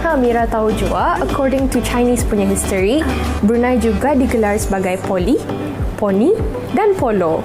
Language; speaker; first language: Malay; native; Malay